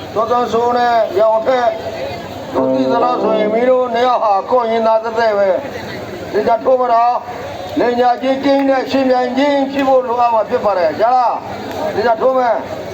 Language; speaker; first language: Burmese; native; Burmese